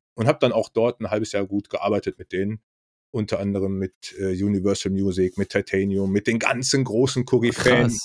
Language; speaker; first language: German; native; German